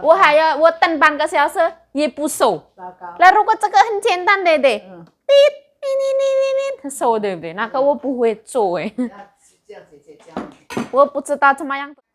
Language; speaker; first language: Chinese; non-native, learner; Indonesian